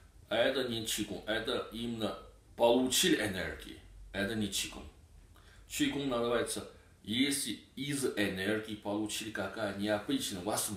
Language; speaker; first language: Russian; non-native, learner; Chinese